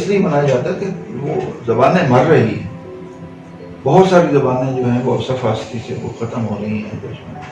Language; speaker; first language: Urdu; non-native, local second language; Punjabi